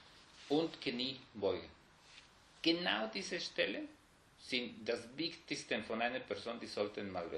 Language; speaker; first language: German; non-native, fluent; Spanish